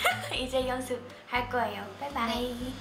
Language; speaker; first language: Korean; non-native, learner; Thai